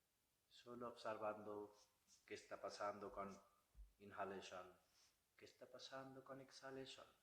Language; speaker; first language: Spanish; non-native, learner; Bangla